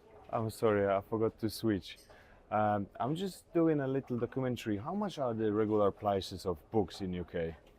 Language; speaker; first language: English; non-native, fluent; Polish